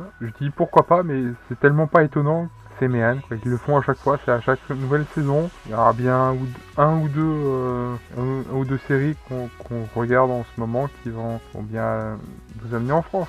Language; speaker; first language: French; native; French